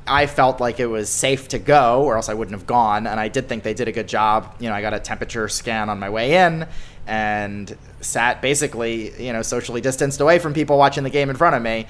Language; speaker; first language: English; native; English